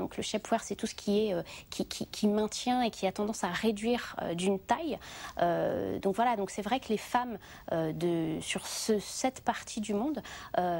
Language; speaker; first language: French; native; French